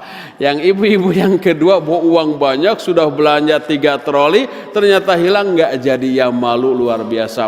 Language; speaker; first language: Indonesian; native; Indonesian